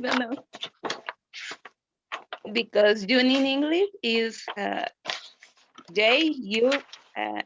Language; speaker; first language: English; non-native, learner; Spanish